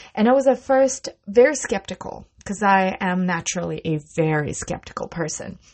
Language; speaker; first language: English; non-native, fluent; Russian